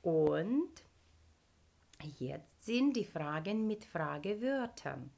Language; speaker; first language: German; non-native, fluent; Ukrainian